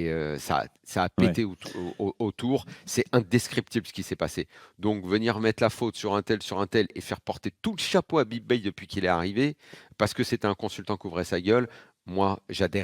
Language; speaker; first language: French; native; French